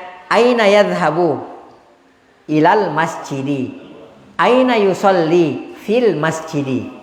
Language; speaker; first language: Arabic; non-native, fluent; Indonesian